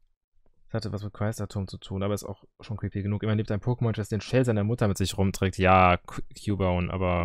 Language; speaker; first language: German; native; German